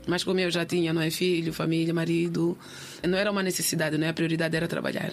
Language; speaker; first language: Portuguese; native; Portuguese